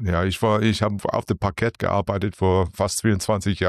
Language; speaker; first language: German; non-native, learner; English